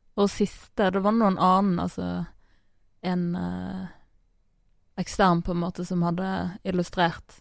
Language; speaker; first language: Norwegian; native; Norwegian